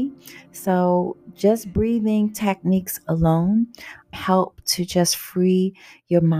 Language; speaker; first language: English; native; English